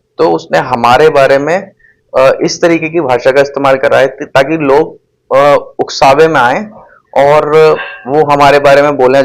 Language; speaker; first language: Hindi; native; Hindi